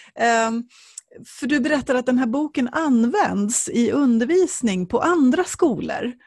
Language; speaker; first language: Swedish; native; Swedish